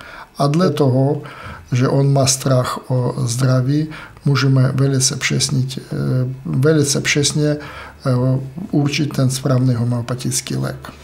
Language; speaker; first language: Czech; non-native, fluent; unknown